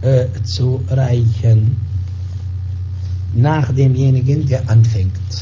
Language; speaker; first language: German; non-native, fluent; Arabic